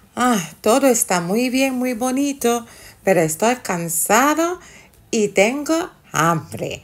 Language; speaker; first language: Spanish; non-native, fluent; English